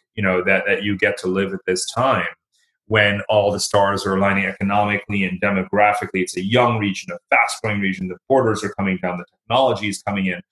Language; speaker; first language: English; native; English